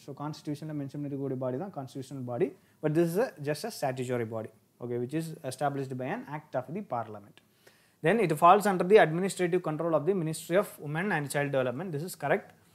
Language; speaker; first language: English; non-native, local second language; Tamil